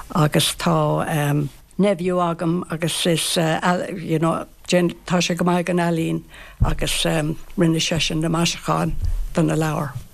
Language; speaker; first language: Irish; non-native, local second language; English